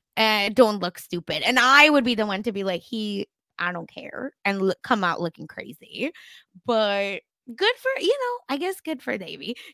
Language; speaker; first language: English; early bilingual, other home language; Hindi